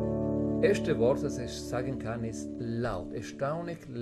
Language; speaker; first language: German; non-native, fluent; Italian